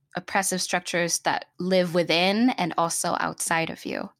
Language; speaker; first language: English; non-native, local second language; Filipino